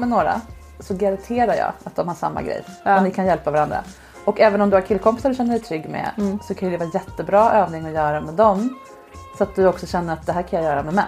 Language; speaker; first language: Swedish; native; Swedish